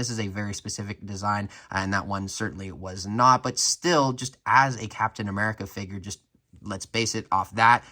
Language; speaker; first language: English; native; English